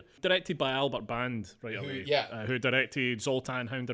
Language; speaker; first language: English; native; English